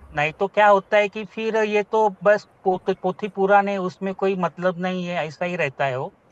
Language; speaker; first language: Hindi; non-native, local second language; Marathi